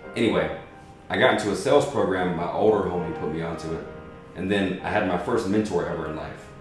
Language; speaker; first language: English; native; English